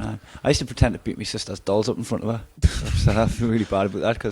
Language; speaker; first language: English; native; English